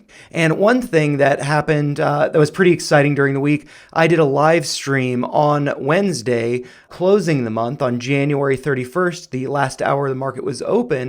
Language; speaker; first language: English; native; English